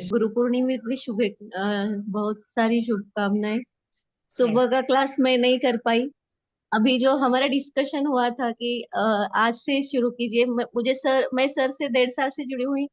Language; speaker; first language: Hindi; native; Hindi